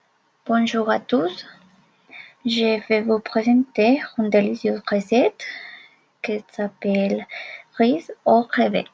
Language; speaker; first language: French; non-native, learner; Spanish